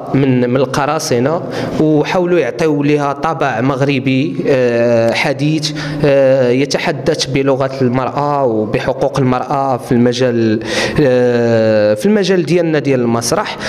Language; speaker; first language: Arabic; native; Arabic